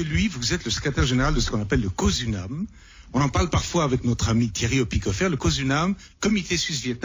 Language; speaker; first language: French; native; French